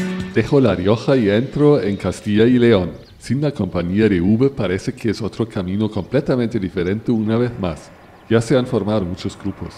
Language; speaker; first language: Spanish; non-native, fluent; German